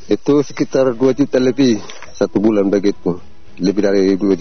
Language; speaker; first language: Indonesian; native; Indonesian